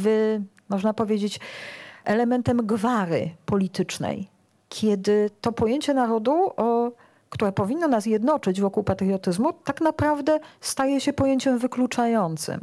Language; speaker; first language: Polish; native; Polish